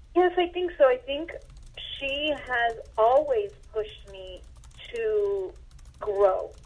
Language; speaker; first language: English; early bilingual, other home language; Spanish